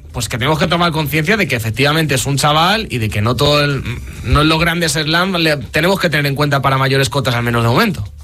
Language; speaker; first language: Spanish; native; Spanish